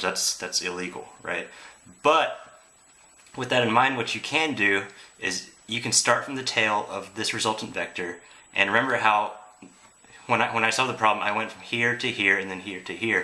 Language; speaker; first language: English; native; English